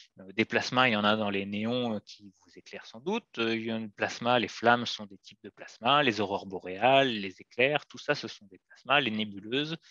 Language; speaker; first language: French; native; French